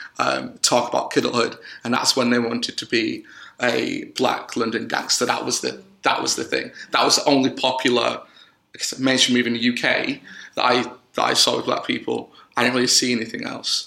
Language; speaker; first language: English; native; English